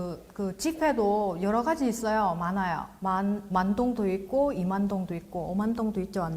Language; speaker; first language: Korean; non-native, fluent; Vietnamese